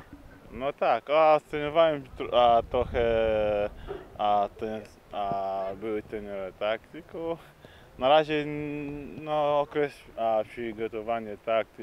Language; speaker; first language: Polish; non-native, learner; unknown